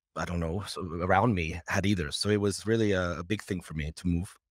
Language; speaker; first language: English; native; English